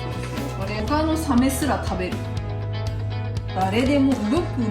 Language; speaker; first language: Japanese; native; Japanese